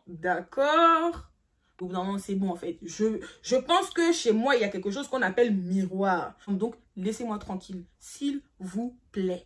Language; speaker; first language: French; early bilingual, other home language; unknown